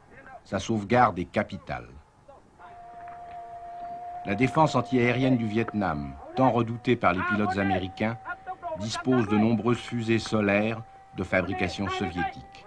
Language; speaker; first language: French; native; French